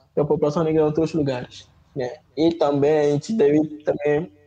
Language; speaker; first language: Portuguese; non-native, fluent; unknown